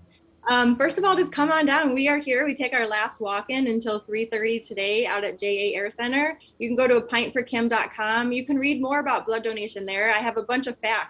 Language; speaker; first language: English; native; English